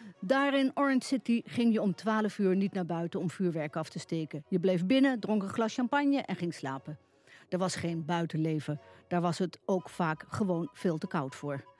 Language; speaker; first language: Dutch; native; Dutch